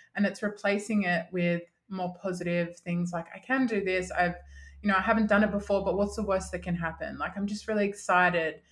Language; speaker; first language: English; native; English